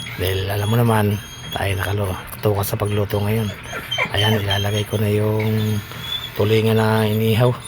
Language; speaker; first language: Filipino; non-native, local second language; Bikol